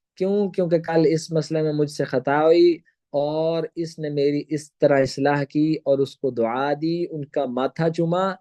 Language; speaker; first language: Urdu; non-native, local second language; Punjabi